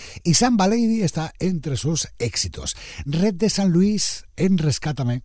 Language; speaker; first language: Spanish; native; Spanish